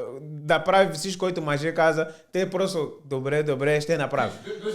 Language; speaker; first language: Bulgarian; non-native, learner; Portuguese